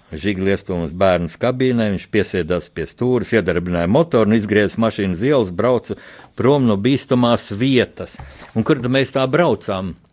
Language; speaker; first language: Latvian; native; Latvian